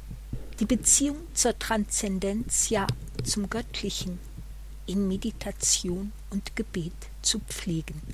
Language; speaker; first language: German; native; German